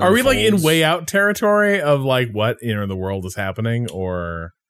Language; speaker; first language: English; native; English